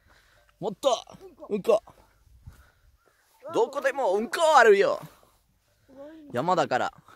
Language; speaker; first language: Japanese; non-native, learner; Spanish